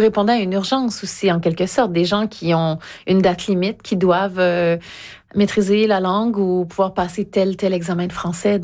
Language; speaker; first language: French; native; French